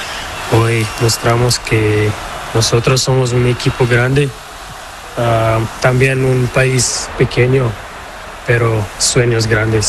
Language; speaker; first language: Spanish; non-native, learner; Portuguese